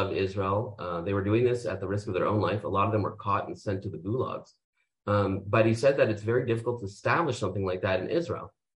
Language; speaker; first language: English; native; English